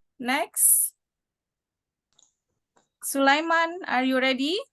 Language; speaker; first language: English; non-native, learner; Indonesian